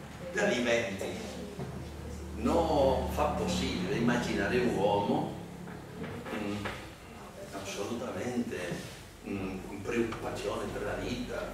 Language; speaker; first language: Italian; non-native, learner; Spanish